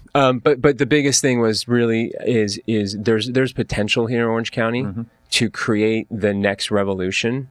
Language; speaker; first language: English; native; English